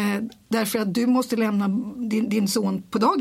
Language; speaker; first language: Swedish; native; Swedish